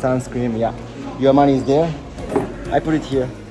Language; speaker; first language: English; non-native, learner; Japanese